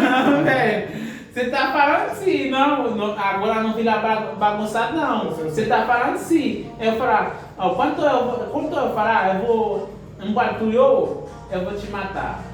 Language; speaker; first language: Portuguese; non-native, learner; Haitian Creole